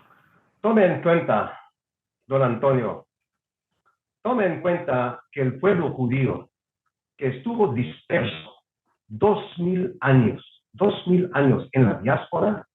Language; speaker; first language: Spanish; non-native, fluent; Hebrew